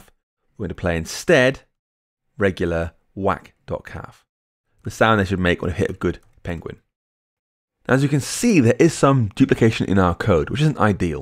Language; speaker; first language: English; native; English